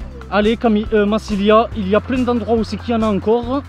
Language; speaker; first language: French; native; French